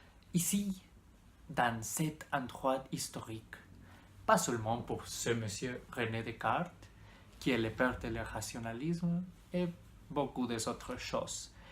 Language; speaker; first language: French; non-native, learner; Spanish